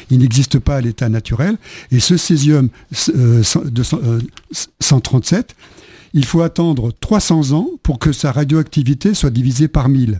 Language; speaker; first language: French; native; French